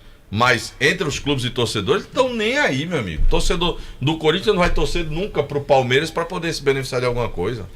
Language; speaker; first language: Portuguese; native; Portuguese